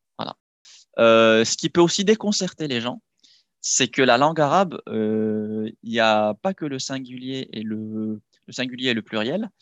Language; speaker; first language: French; non-native, local second language; Arabic